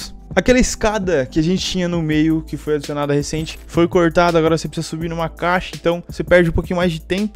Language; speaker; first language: Portuguese; native; Portuguese